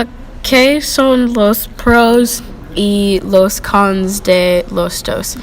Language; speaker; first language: Spanish; non-native, learner; English